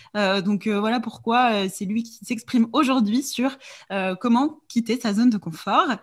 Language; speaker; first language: French; native; French